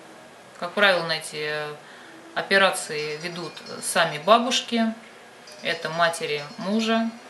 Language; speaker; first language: Russian; native; Russian